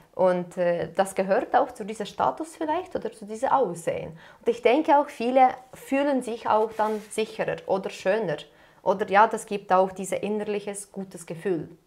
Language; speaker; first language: German; non-native, fluent; Ukrainian